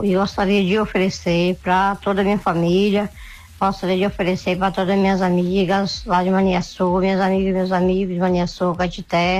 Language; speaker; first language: Portuguese; native; Portuguese